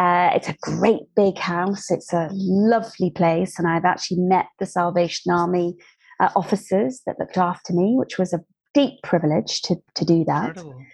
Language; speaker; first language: English; native; English